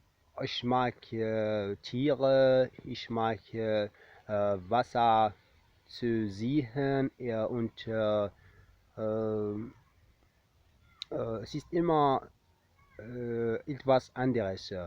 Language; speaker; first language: German; non-native, learner; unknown